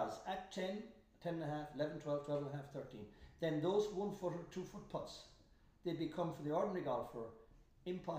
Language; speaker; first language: English; native; English